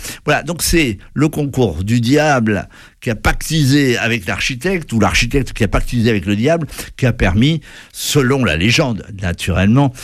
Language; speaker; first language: French; native; French